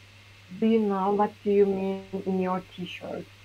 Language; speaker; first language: English; non-native, learner; Turkish